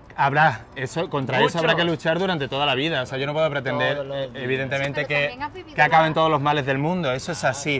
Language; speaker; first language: Spanish; native; Spanish